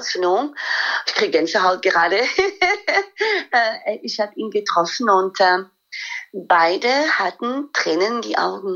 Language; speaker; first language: German; non-native, fluent; French